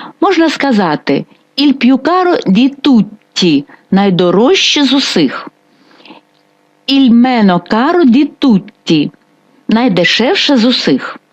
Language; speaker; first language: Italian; non-native, fluent; Ukrainian